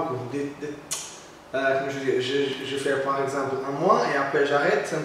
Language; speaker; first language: French; non-native, learner; Portuguese